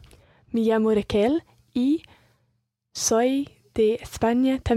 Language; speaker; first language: Spanish; non-native, learner; English